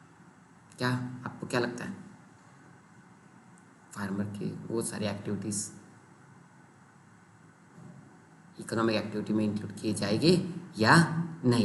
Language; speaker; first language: Hindi; non-native, local second language; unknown